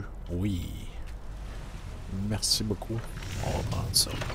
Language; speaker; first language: French; native; French